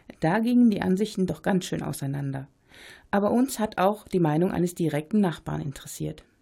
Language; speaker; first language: German; native; German